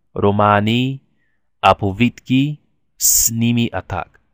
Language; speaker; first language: Czech; non-native, learner; English